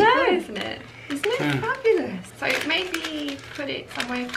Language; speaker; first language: English; native; English